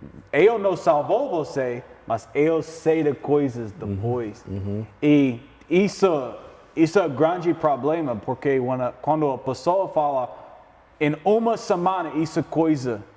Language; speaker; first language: Portuguese; non-native, learner; English